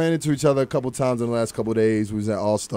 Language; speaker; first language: English; native; English